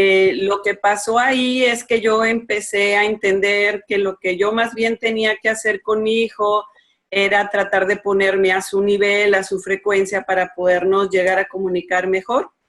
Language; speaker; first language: Spanish; native; Spanish